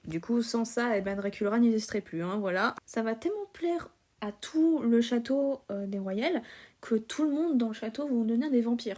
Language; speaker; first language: French; native; French